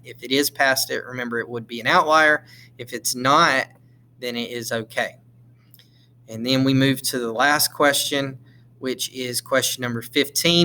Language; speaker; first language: English; native; English